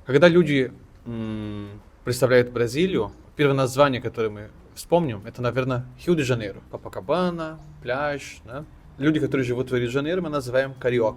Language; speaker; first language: Russian; non-native, fluent; Portuguese